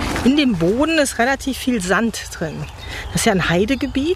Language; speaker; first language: German; native; German